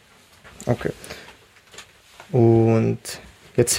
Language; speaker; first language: German; non-native, learner; Arabic